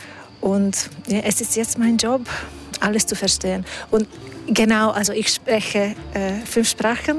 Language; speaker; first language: German; non-native, fluent; Hungarian